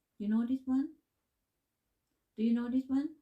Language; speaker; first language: English; non-native, learner; Thai